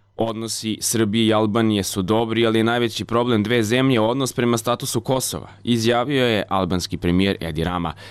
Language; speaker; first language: Serbian; native; Serbian